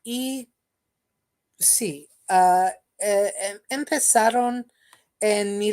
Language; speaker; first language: Spanish; non-native, fluent; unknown